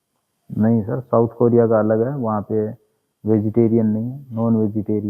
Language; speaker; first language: Hindi; native; Hindi